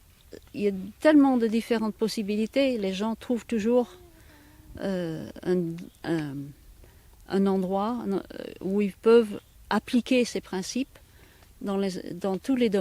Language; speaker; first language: French; non-native, fluent; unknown